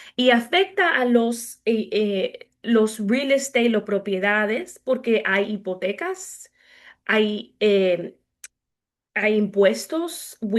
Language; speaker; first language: Spanish; early bilingual, heritage; Spanish